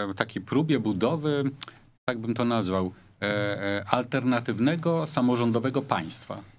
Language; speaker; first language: Polish; native; Polish